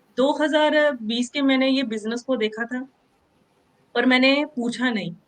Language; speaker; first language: Hindi; non-native, local second language; Punjabi